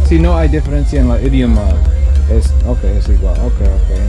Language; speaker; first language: Spanish; non-native, learner; English